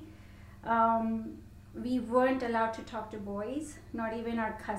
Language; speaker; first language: English; non-native, local second language; Hindi